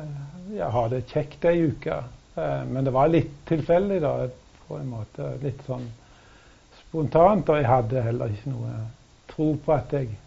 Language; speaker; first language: Norwegian; native; Norwegian